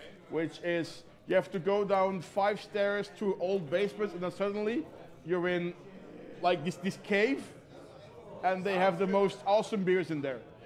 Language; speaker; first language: English; non-native, fluent; Dutch